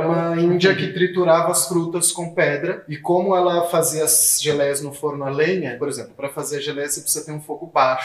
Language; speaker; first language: Portuguese; native; Portuguese